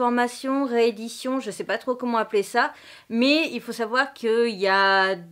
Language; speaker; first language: French; native; French